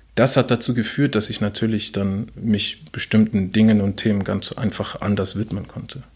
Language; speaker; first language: German; early bilingual, other home language; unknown